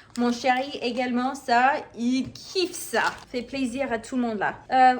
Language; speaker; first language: French; non-native, fluent; English